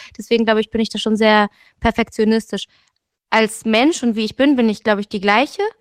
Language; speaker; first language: German; native; German